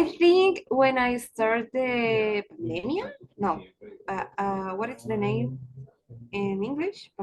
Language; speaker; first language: English; non-native, learner; Spanish